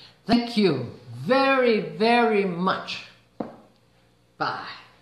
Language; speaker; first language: English; non-native, fluent; Portuguese